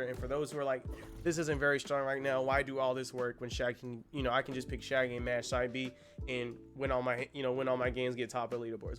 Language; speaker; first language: English; native; English